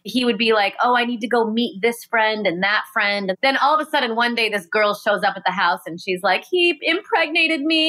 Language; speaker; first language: English; native; English